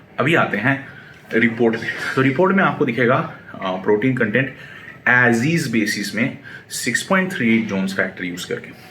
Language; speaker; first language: Hindi; non-native, local second language; Bangla